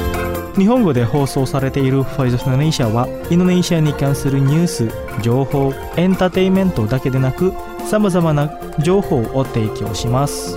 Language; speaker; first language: Japanese; non-native, fluent; Indonesian